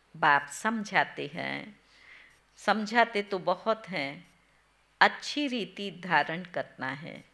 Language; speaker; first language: Hindi; non-native, local second language; Gujarati